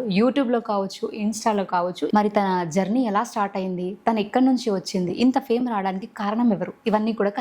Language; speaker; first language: Telugu; native; Telugu